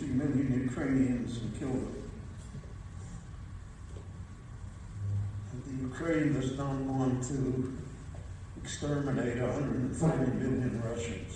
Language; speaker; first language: English; early bilingual, other home language; Yiddish